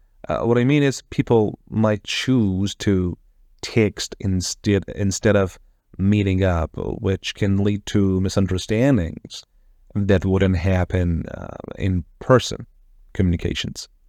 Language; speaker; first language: English; non-native, fluent; Persian